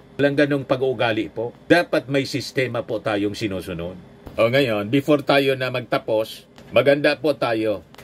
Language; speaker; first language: Filipino; native; Filipino